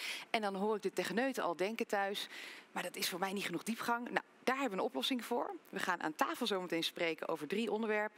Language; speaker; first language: Dutch; native; Dutch